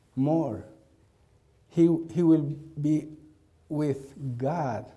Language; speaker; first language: English; non-native, learner; Spanish